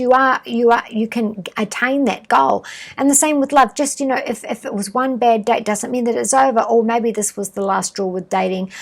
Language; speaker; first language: English; native; English